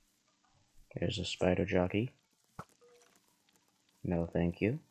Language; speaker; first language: English; native; English